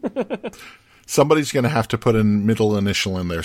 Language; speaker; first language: English; native; English